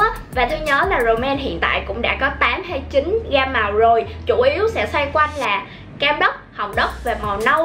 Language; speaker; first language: Vietnamese; native; Vietnamese